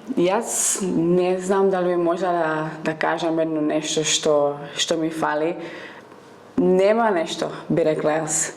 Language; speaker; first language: Macedonian; non-native, fluent; Czech